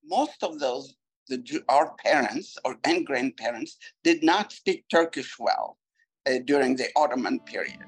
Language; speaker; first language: English; non-native, fluent; Turkish